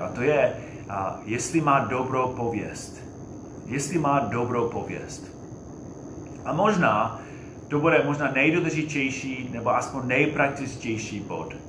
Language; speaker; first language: Czech; non-native, fluent; English